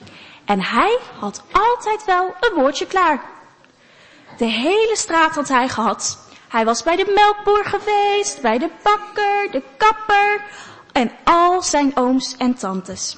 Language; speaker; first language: Dutch; native; Dutch